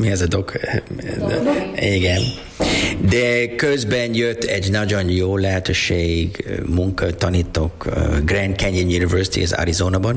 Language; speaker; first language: Hungarian; non-native, learner; English